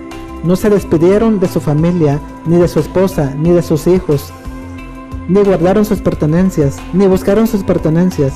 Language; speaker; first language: Spanish; native; Spanish